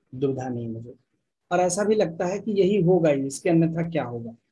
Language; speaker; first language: Hindi; native; Hindi